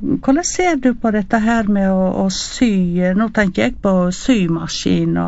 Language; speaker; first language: Norwegian; native; Norwegian